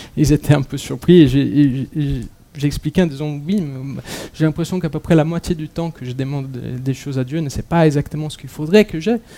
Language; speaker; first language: French; non-native, fluent; Portuguese